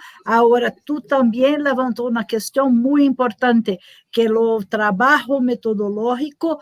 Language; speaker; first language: Spanish; non-native, learner; Portuguese